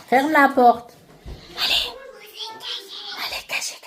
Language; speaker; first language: French; non-native, learner; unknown